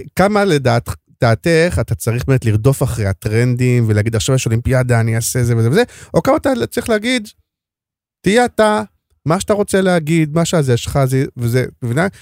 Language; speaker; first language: Hebrew; native; Hebrew